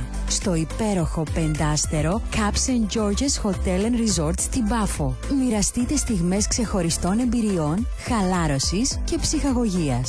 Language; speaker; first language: Greek; native; Greek